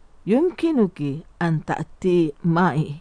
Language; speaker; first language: Arabic; non-native, fluent; Indonesian